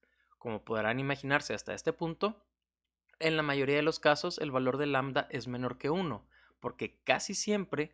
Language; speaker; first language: Spanish; native; Spanish